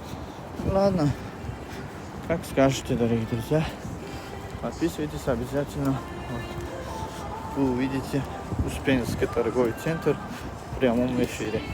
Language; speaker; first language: Russian; non-native, fluent; Tajik